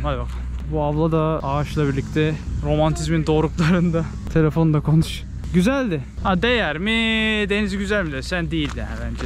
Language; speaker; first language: Turkish; native; Turkish